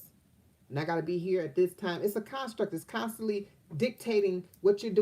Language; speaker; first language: English; native; English